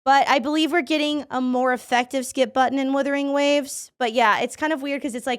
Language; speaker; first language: English; native; English